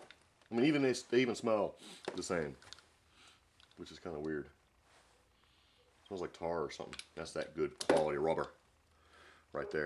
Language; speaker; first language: English; native; English